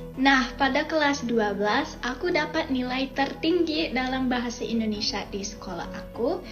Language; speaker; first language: Indonesian; non-native, fluent; English